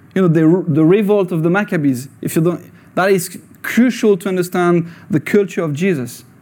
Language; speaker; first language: English; non-native, fluent; French